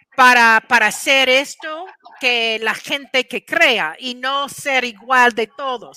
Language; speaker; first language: Spanish; non-native, fluent; English